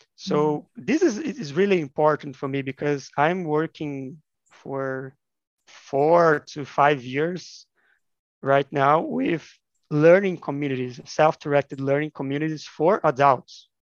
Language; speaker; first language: English; non-native, fluent; Portuguese